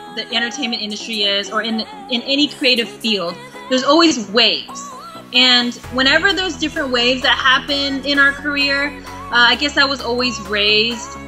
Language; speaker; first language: English; native; English